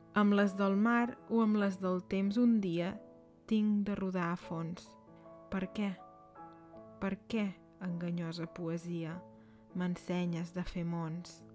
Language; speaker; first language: Catalan; native; Catalan